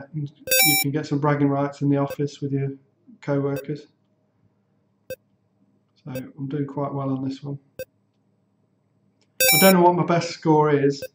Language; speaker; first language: English; native; English